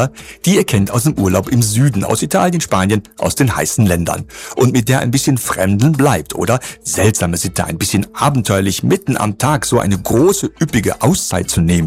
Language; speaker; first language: German; native; German